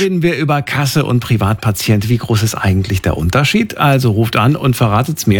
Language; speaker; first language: German; native; German